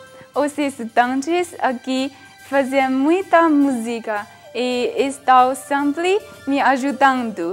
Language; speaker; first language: Portuguese; non-native, fluent; Chinese